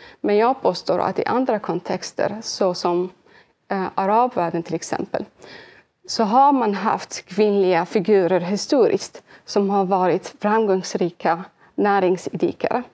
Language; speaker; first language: Swedish; early bilingual, other home language; Arabic